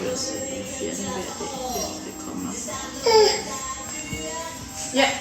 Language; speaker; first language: Danish; non-native, learner; Thai